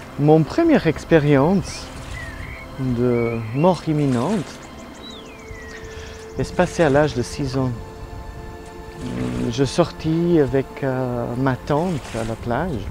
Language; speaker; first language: French; non-native, learner; Italian